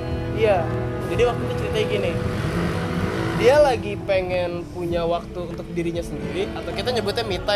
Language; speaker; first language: Indonesian; native; Indonesian